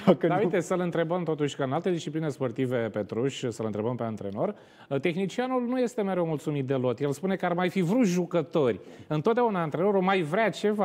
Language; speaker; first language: Romanian; native; Romanian